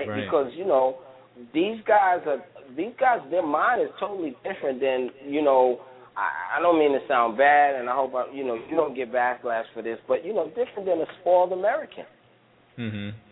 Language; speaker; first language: English; native; English